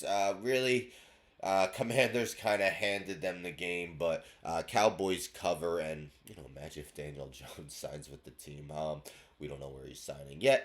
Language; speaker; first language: English; native; English